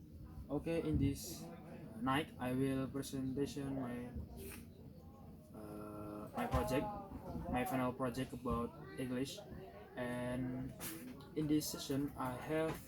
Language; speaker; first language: English; non-native, learner; Indonesian